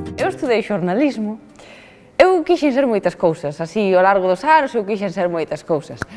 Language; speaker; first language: Galician; native; Galician